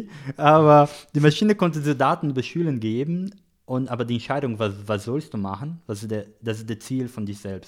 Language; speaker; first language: German; non-native, learner; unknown